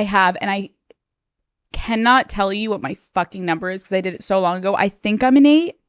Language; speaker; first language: English; native; English